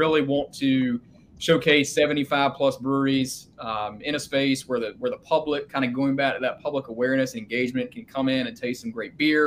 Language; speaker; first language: English; native; English